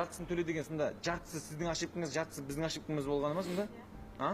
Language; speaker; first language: Kazakh; native; Kazakh